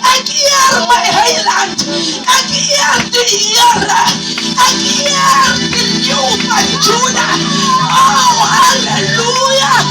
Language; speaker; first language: Afrikaans; non-native, local second language; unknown